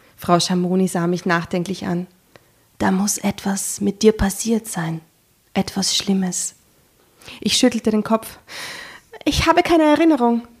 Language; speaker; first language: German; early bilingual, other home language; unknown